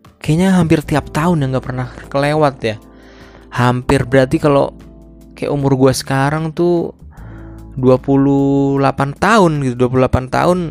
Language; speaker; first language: Indonesian; native; Indonesian